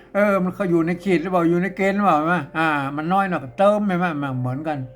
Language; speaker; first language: Thai; native; Thai